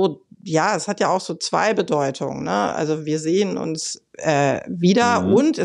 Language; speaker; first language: German; native; German